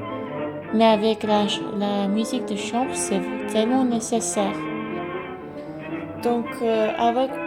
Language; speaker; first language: French; non-native, fluent; English